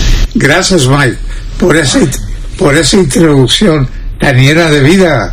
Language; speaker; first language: Spanish; early bilingual, heritage; Spanish